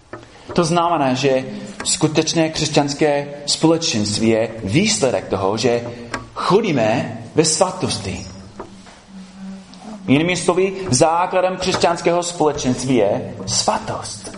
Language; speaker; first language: Czech; non-native, fluent; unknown